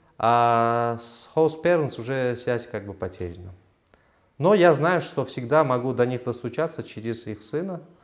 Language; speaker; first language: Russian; non-native, local second language; Uzbek